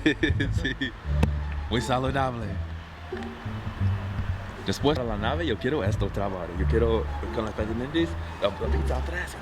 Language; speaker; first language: Spanish; non-native, learner; English